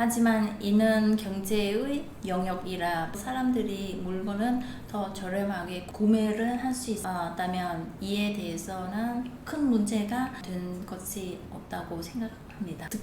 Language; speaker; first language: Korean; non-native, fluent; Vietnamese